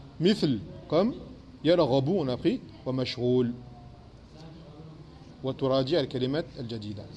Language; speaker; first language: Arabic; non-native, fluent; French